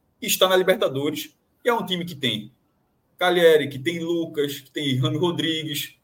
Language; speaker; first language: Portuguese; native; Portuguese